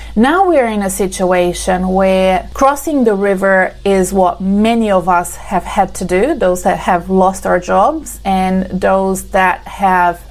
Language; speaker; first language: English; non-native, fluent; Portuguese